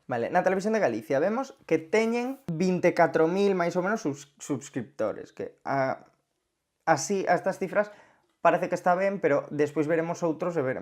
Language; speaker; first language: Galician; non-native, local second language; Spanish